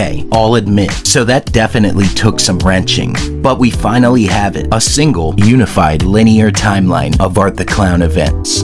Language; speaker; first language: English; native; English